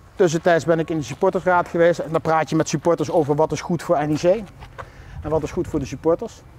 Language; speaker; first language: Dutch; native; Dutch